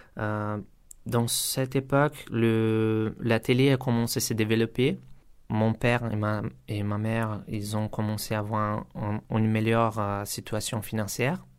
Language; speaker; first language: French; non-native, learner; Portuguese